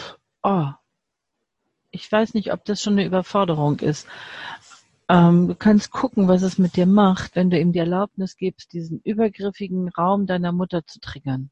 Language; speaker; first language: German; native; German